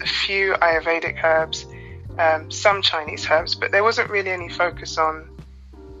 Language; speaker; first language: English; native; English